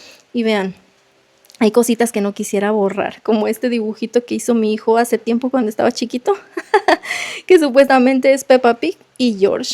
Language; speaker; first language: Spanish; native; Spanish